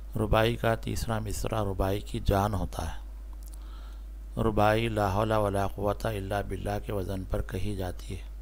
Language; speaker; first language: Urdu; native; Urdu